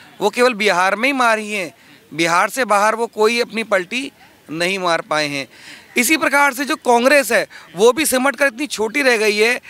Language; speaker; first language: Hindi; native; Hindi